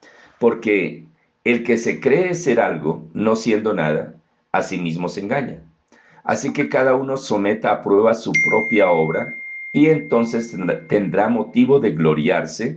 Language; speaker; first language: Spanish; native; Spanish